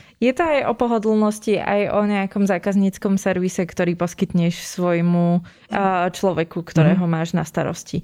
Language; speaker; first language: Slovak; native; Slovak